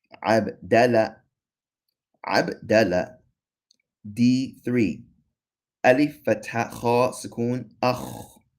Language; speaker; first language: Arabic; non-native, fluent; English